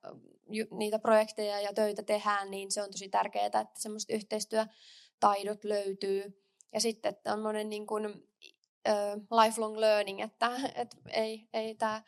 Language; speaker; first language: Finnish; native; Finnish